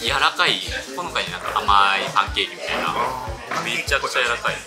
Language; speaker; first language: Japanese; native; Japanese